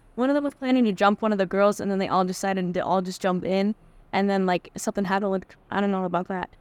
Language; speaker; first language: English; native; English